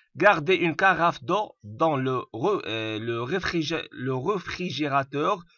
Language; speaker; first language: French; non-native, local second language; Arabic